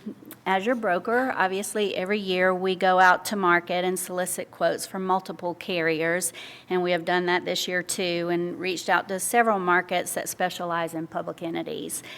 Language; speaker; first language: English; native; English